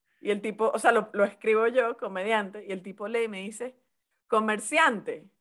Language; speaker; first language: Spanish; native; Spanish